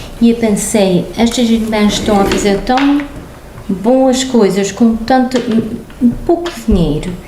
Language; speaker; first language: Portuguese; early bilingual, heritage; Portuguese